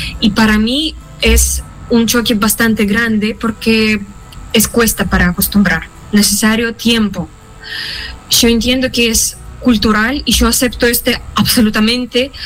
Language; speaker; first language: Spanish; non-native, fluent; Russian